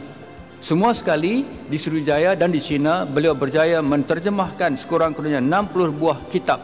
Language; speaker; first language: Malay; native; Malay